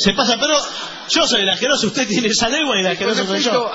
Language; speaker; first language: Spanish; native; Spanish